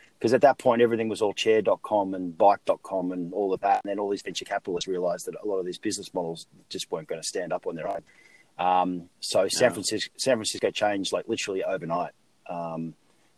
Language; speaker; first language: English; native; English